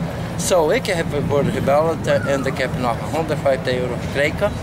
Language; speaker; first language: Dutch; non-native, learner; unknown